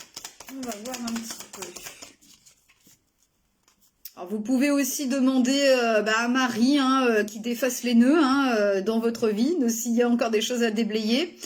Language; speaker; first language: French; native; French